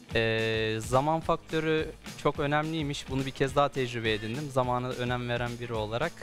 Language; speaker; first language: Turkish; native; Turkish